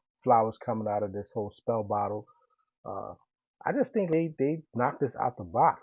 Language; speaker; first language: English; native; English